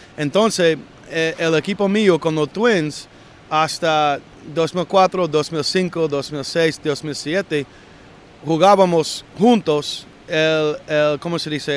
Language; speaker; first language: Spanish; non-native, learner; English